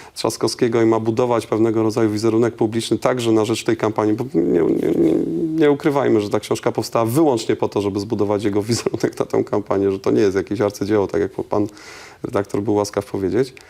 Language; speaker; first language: Polish; native; Polish